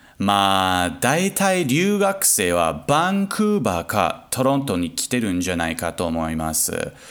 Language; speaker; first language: Japanese; non-native, learner; English